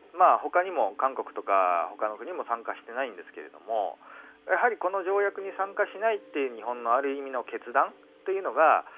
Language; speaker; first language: Japanese; native; Japanese